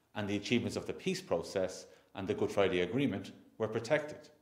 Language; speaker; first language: English; native; English